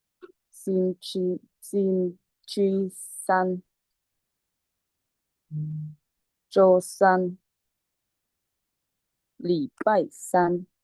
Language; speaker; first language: Chinese; non-native, learner; Lao